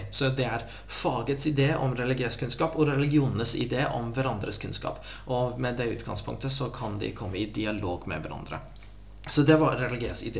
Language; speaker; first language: Norwegian; non-native, fluent; English